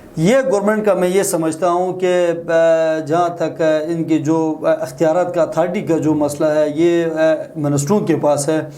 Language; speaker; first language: Urdu; non-native, local second language; Shina